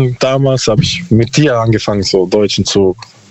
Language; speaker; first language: German; non-native, learner; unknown